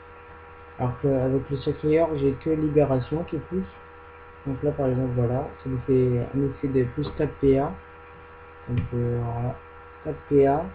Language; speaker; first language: French; native; French